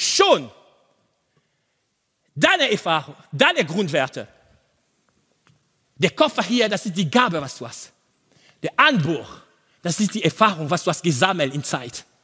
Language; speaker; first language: German; non-native, learner; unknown